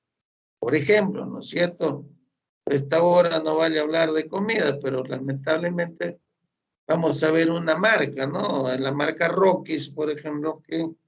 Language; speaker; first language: Spanish; native; Spanish